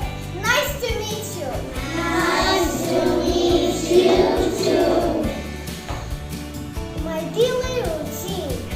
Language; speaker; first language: English; non-native, learner; Arabic